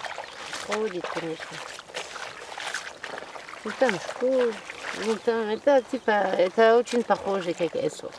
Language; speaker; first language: Russian; non-native, fluent; French